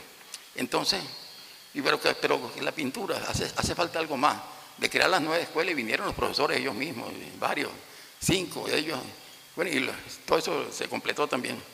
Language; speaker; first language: Spanish; native; Spanish